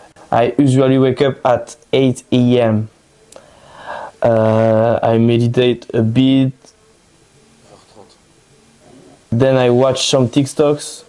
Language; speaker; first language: English; non-native, learner; French